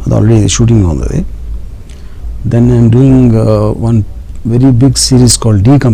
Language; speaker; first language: Telugu; native; Telugu